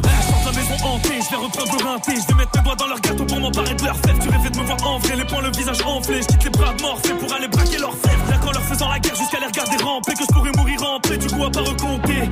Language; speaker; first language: French; native; French